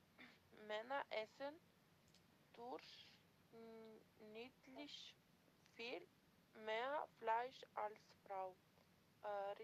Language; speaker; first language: German; non-native, learner; Macedonian